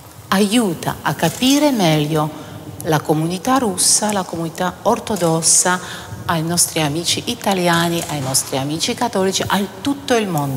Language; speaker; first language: Italian; non-native, fluent; Russian